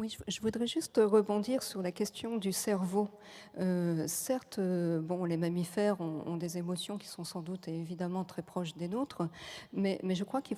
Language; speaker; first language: French; native; French